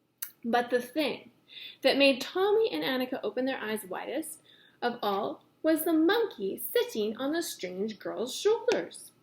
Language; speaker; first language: English; native; English